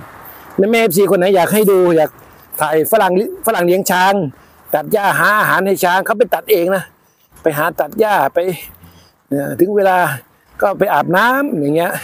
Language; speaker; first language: Thai; native; Thai